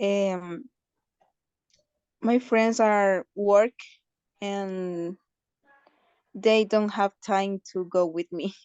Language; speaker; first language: English; non-native, learner; Spanish